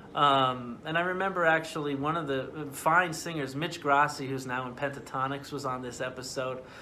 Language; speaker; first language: English; native; English